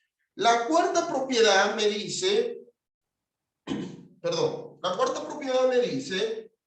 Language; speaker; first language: Spanish; native; Spanish